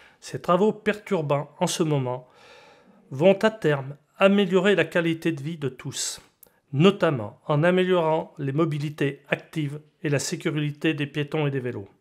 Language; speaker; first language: French; native; French